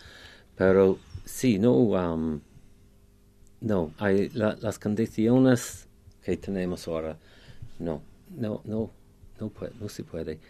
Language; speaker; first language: Spanish; non-native, fluent; English